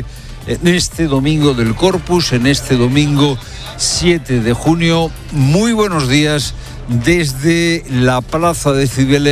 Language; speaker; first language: Spanish; native; Spanish